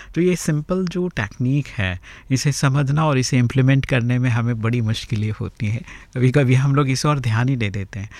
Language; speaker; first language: Hindi; native; Hindi